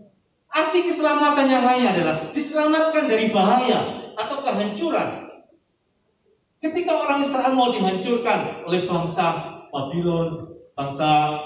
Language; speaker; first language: Indonesian; native; Indonesian